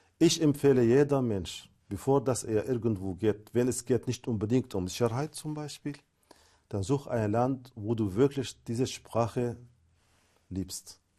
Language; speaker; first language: German; non-native, learner; Arabic